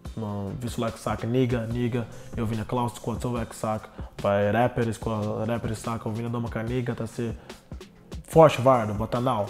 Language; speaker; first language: Latvian; non-native, learner; Portuguese